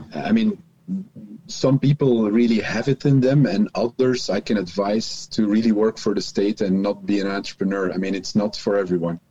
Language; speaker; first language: English; non-native, fluent; Dutch